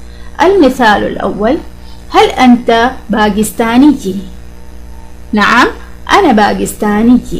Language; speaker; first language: Arabic; non-native, fluent; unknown